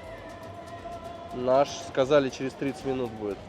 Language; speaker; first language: Russian; native; Russian